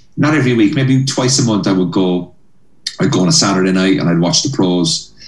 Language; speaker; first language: English; native; English